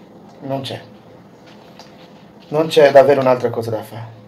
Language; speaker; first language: Italian; non-native, learner; Portuguese